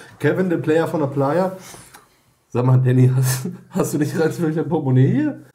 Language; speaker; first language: German; native; German